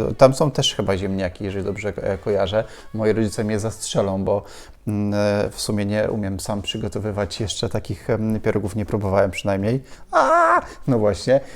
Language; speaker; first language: Polish; native; Polish